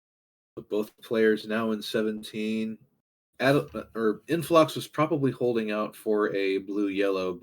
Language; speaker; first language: English; native; English